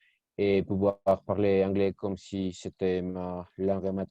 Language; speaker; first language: French; non-native, learner; Spanish